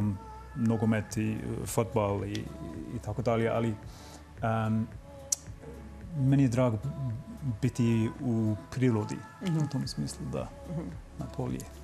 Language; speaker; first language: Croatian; non-native, fluent; English